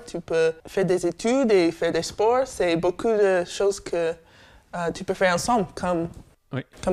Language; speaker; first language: French; non-native, fluent; English